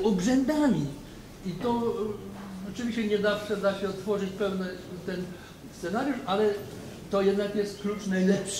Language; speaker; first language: Polish; native; Polish